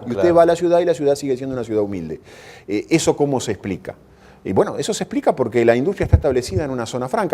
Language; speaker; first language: Spanish; native; Spanish